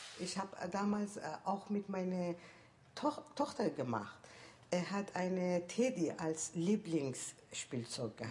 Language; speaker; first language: German; non-native, learner; Persian